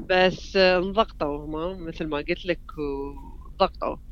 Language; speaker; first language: Arabic; early bilingual, heritage; Arabic